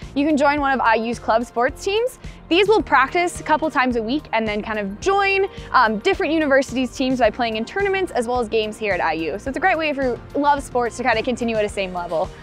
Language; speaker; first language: English; native; English